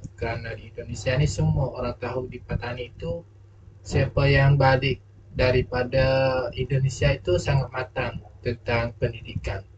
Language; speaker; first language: Malay; native; Malay